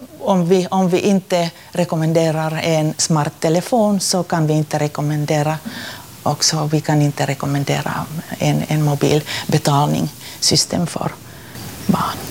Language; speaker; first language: Swedish; non-native, learner; Finnish